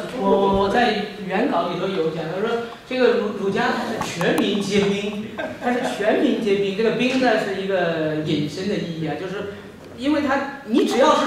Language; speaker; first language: Chinese; native; Chinese